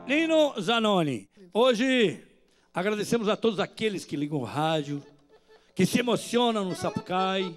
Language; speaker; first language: Portuguese; native; Portuguese